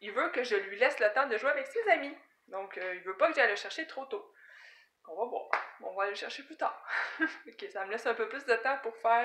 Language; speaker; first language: French; native; French